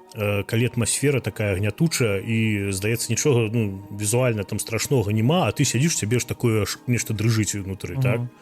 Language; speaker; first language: Belarusian; non-native, local second language; Russian